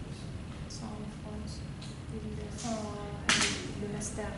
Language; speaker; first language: French; non-native, learner; Arabic